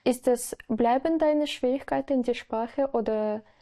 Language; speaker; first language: German; non-native, learner; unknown